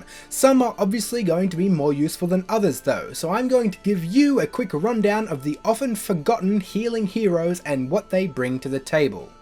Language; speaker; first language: English; native; English